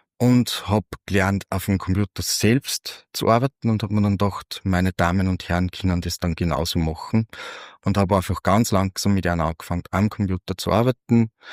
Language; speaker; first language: German; native; German